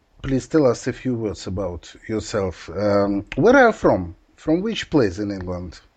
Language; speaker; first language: English; non-native, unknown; Russian